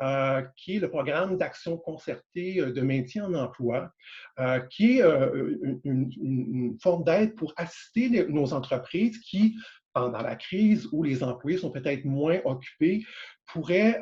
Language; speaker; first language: French; native; French